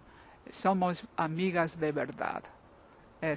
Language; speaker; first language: Spanish; non-native, fluent; English